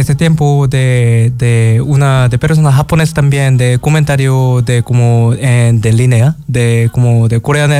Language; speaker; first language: Spanish; non-native, learner; Korean